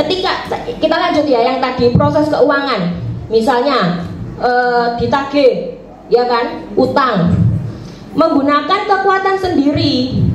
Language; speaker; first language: Indonesian; native; Indonesian